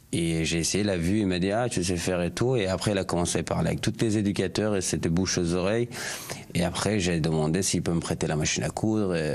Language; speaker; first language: French; early bilingual, other home language; Persian